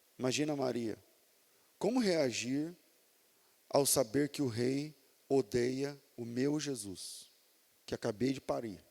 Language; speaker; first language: Portuguese; native; Portuguese